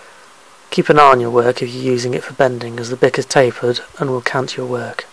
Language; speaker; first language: English; native; English